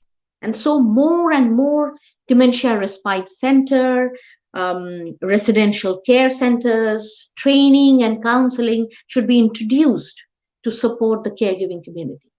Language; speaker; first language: English; non-native, local second language; Bangla